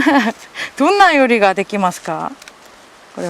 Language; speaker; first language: Japanese; non-native, learner; Korean